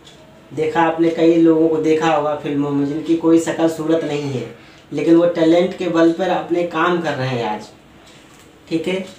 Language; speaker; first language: Hindi; native; Hindi